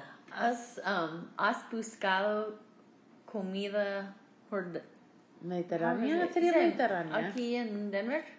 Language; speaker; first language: Spanish; non-native, fluent; English